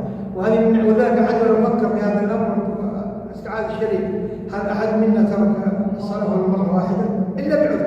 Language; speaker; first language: Arabic; native; Arabic